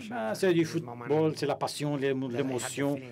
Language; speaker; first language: French; non-native, fluent; Spanish